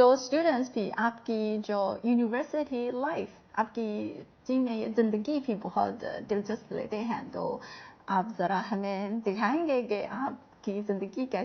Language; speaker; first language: Hindi; non-native, fluent; Chinese